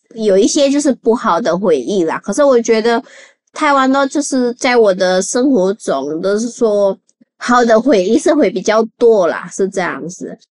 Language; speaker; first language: Chinese; non-native, fluent; Javanese